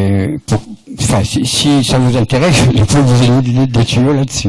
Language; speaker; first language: French; native; French